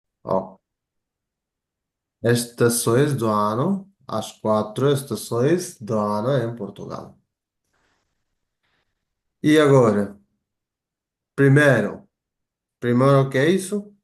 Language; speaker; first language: Portuguese; non-native, fluent; Bangla